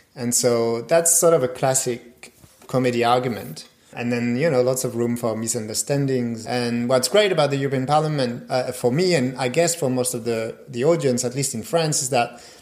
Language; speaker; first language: English; non-native, fluent; French